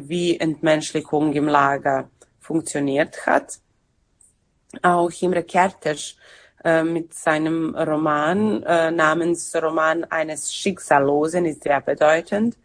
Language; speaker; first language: German; non-native, fluent; Serbian